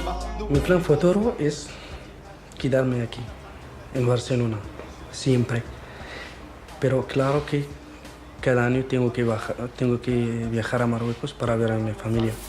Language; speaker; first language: Spanish; non-native, fluent; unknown